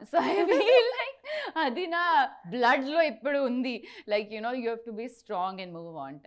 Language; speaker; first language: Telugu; non-native, learner; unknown